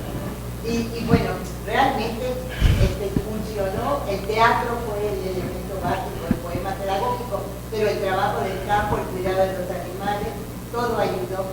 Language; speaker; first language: Spanish; native; Spanish